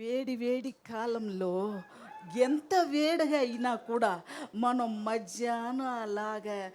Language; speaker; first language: Telugu; non-native, fluent; Tamil